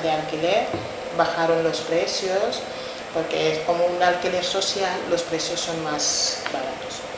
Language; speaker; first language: Spanish; non-native, fluent; Wolof